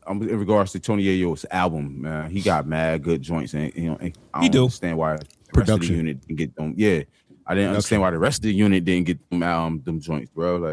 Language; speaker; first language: English; native; English